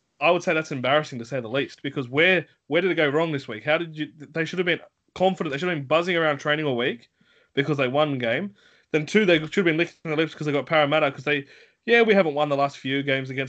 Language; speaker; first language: English; native; English